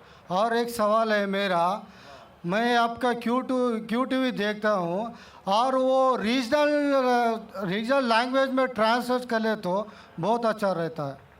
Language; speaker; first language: Hindi; non-native, local second language; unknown